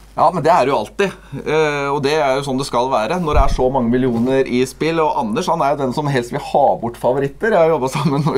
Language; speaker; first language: Norwegian; native; Norwegian